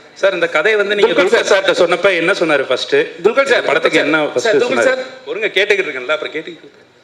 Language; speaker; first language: Tamil; native; Tamil